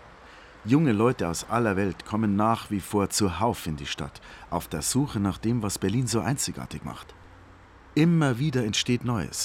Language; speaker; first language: German; native; German